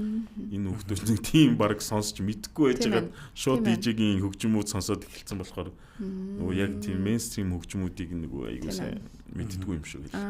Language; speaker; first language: Mongolian; native; Mongolian